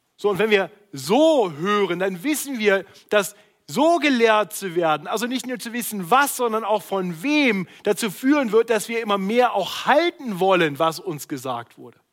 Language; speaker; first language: German; native; German